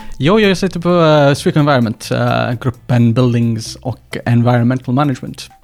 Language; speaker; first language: Swedish; non-native, fluent; English